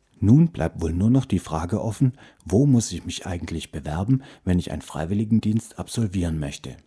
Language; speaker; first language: German; native; German